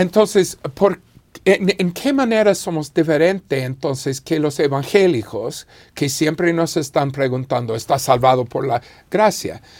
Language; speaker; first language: Spanish; non-native, fluent; English